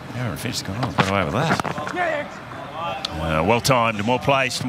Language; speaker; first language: English; native; English